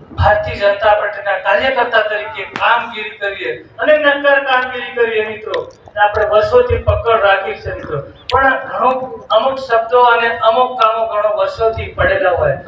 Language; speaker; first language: Gujarati; native; Gujarati